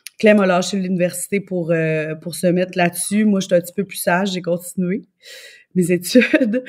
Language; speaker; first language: French; native; French